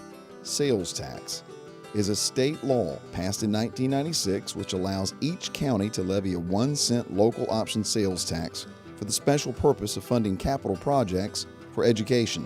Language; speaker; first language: English; native; English